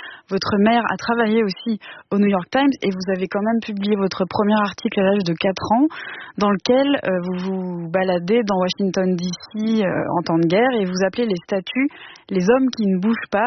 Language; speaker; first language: French; native; French